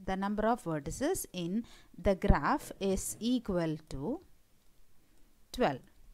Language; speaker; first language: English; non-native, local second language; Malayalam